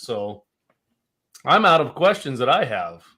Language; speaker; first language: English; native; English